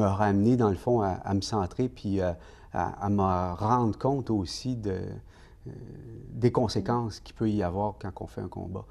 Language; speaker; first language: French; native; French